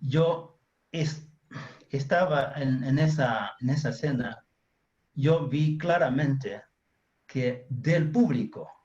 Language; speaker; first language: Spanish; non-native, fluent; Chinese